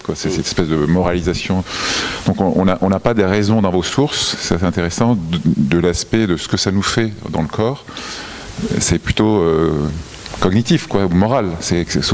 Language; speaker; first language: French; native; French